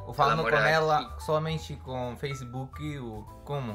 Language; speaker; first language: Portuguese; non-native, fluent; Spanish